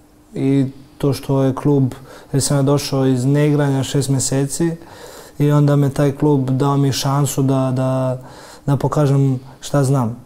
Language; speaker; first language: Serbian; early bilingual, heritage; Serbian